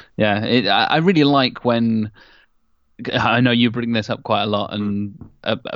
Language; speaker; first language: English; native; English